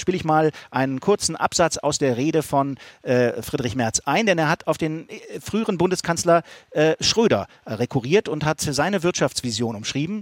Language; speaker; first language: German; native; German